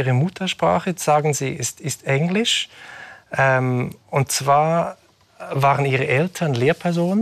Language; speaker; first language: German; native; German